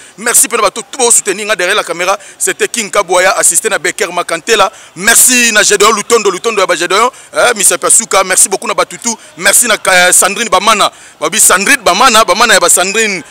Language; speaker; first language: Lingala; native; Lingala